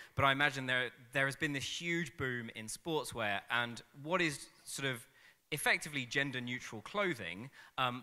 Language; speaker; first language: English; native; English